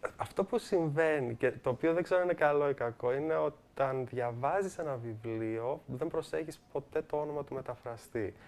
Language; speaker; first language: Greek; early bilingual, heritage; Greek